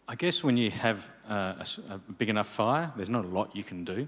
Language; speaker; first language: English; native; English